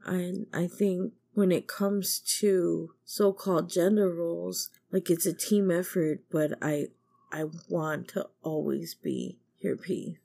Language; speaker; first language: English; native; English